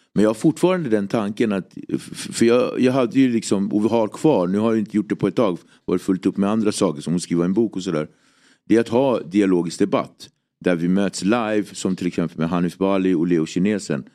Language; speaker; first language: Swedish; native; Swedish